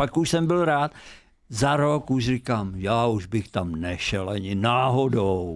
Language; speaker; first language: Czech; native; Czech